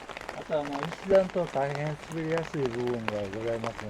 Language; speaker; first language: Japanese; native; Japanese